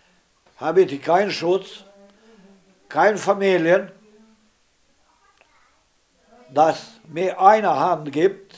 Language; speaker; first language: German; non-native, learner; Romany